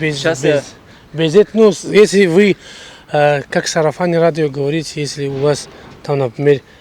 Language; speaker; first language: Russian; non-native, fluent; Tajik